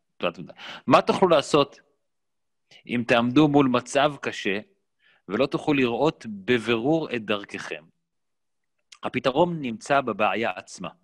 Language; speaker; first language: Hebrew; native; Hebrew